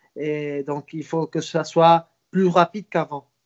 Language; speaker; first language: French; non-native, fluent; Spanish